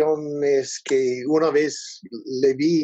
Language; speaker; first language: Spanish; non-native, learner; English